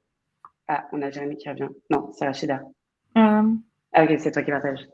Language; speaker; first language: French; native; French